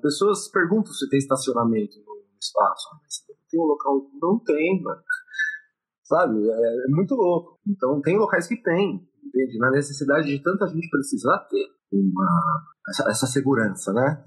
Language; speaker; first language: Portuguese; native; Portuguese